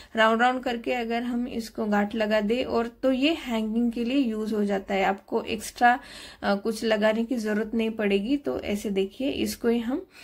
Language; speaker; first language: Hindi; non-native, local second language; Marathi